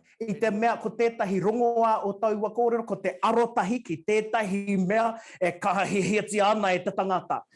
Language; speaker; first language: Māori; non-native, local second language; English